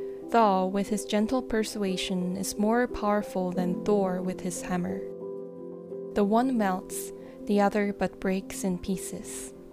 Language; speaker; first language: English; non-native, fluent; Korean